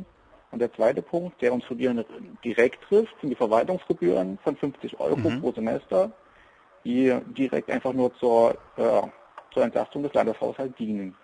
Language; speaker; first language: German; native; German